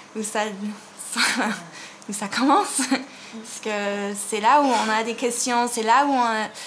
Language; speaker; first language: French; non-native, fluent; English